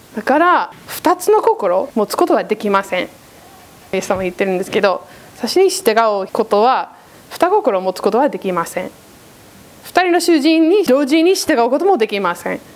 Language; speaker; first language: Japanese; non-native, fluent; English